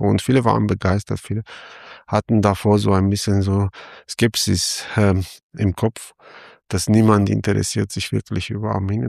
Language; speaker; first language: German; non-native, fluent; Armenian